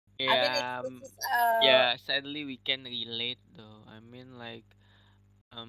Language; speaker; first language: English; non-native, learner; Indonesian